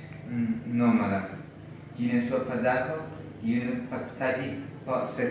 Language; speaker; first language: French; non-native, learner; Spanish